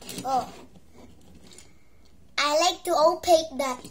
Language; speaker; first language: English; early bilingual, heritage; English